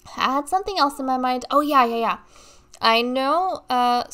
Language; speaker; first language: English; native; English